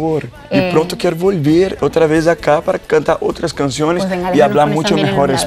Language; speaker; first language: Spanish; non-native, learner; Portuguese